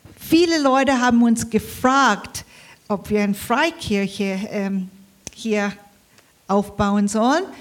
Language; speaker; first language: German; early bilingual, heritage; English